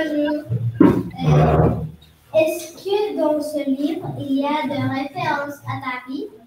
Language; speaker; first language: French; non-native, learner; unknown